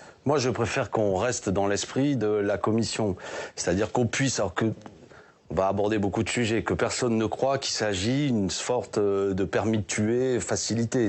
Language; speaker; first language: French; native; French